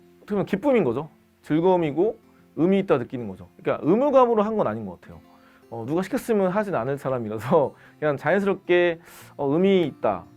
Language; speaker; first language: Korean; native; Korean